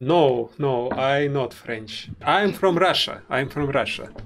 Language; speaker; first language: English; non-native, learner; Russian